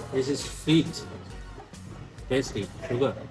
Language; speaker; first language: English; non-native, learner; Tamil